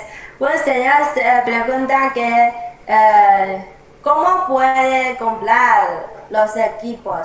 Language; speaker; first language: Spanish; non-native, learner; Chinese